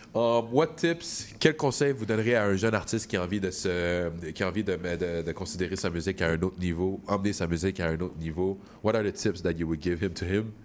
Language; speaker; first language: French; native; French